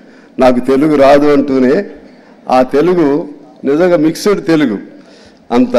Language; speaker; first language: Telugu; native; Telugu